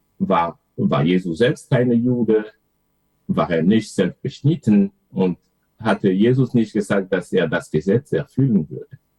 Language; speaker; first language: German; non-native, fluent; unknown